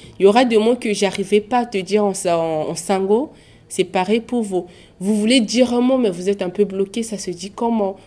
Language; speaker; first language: French; non-native, local second language; Sango